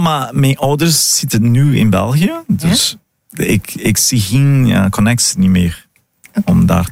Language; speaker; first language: Dutch; non-native, fluent; Portuguese